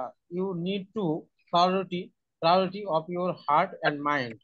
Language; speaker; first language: English; non-native, learner; Bangla